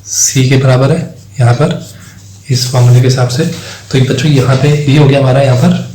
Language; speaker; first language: Hindi; native; Hindi